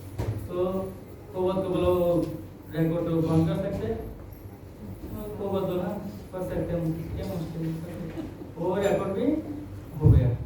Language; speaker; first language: Hindi; non-native, local second language; Bangla